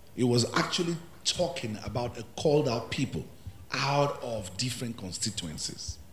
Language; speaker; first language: English; non-native, local second language; Yoruba